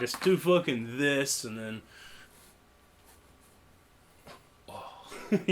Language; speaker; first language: English; native; English